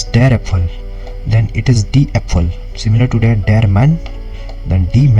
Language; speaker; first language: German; non-native, learner; Marathi